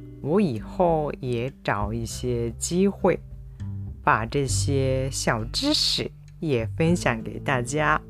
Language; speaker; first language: Chinese; non-native, fluent; Japanese